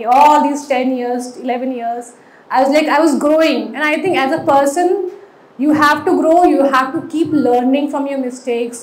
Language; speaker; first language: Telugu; non-native, learner; Hindi